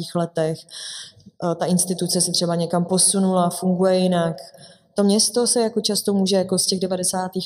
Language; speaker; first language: Czech; native; Czech